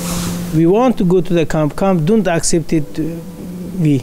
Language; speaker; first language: English; non-native, learner; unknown